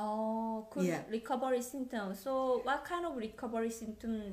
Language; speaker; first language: English; non-native, learner; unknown